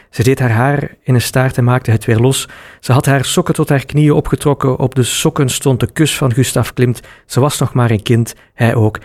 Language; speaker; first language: Dutch; native; Dutch